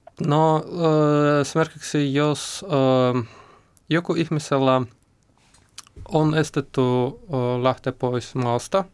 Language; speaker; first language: Finnish; non-native, learner; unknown